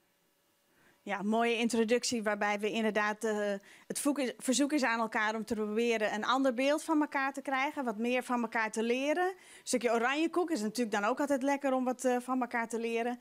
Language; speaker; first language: Dutch; non-native, local second language; Western Frisian